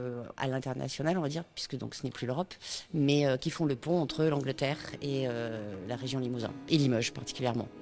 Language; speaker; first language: French; native; French